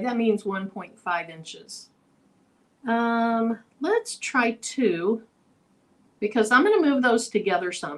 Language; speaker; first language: English; native; English